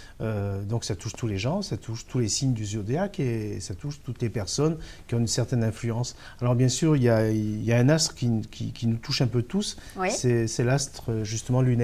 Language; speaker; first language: French; native; French